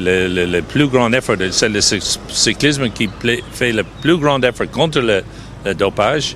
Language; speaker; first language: French; non-native, fluent; English